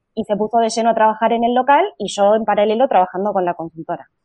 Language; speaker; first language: Spanish; native; Spanish